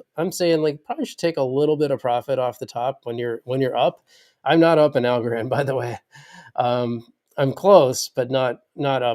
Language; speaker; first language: English; native; English